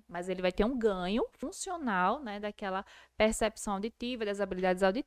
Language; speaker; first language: Portuguese; native; Portuguese